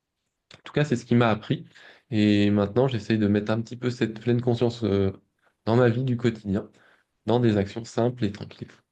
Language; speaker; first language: French; native; French